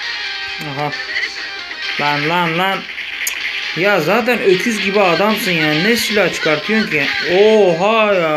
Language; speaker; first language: Turkish; native; Turkish